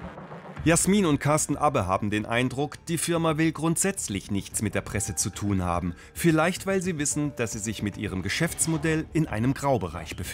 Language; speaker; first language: German; native; German